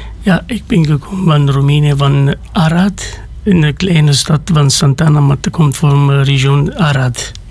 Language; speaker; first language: Dutch; non-native, learner; Romanian